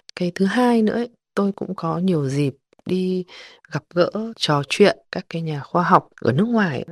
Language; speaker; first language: Vietnamese; native; Vietnamese